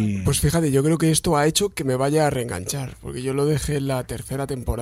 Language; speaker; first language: Spanish; native; Spanish